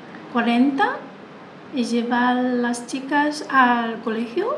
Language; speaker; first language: Spanish; non-native, learner; Chinese